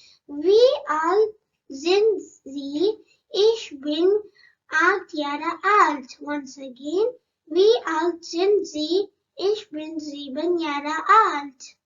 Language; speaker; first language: German; non-native, learner; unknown